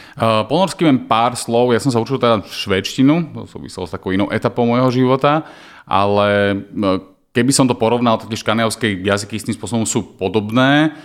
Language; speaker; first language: Slovak; native; Slovak